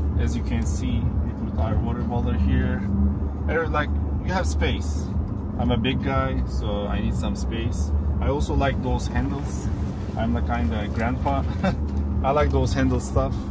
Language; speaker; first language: English; non-native, fluent; Turkish